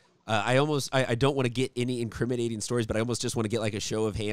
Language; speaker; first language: English; native; English